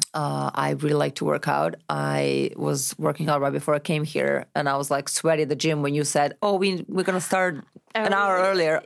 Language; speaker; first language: English; non-native, fluent; Serbian